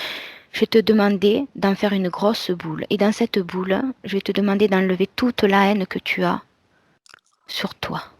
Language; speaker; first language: French; native; French